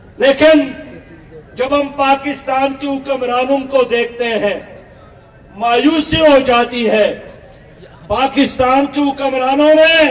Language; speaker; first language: Urdu; non-native, local second language; Pashto